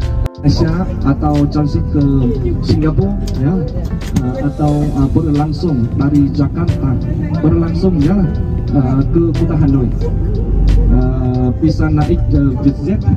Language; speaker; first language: Indonesian; non-native, learner; Vietnamese